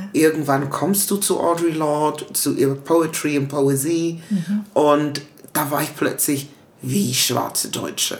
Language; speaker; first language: German; early bilingual, other home language; English